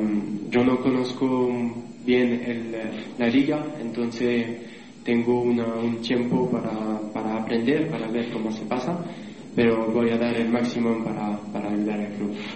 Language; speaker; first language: Spanish; non-native, learner; French